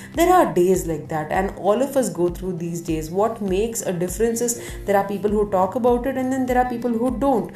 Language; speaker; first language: English; non-native, local second language; Tamil